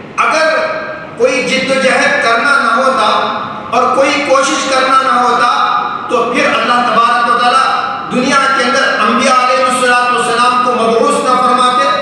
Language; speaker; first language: Urdu; native; Urdu